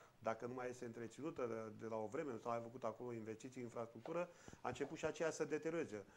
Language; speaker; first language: Romanian; native; Romanian